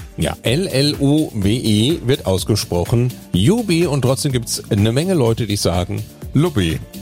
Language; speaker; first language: German; native; German